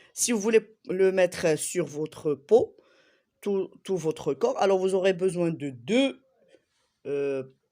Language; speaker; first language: French; non-native, local second language; Arabic